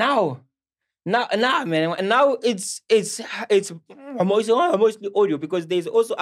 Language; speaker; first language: English; non-native, local second language; Zulu